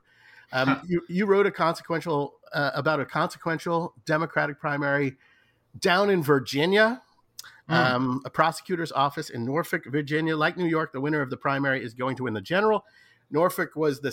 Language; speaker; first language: English; native; English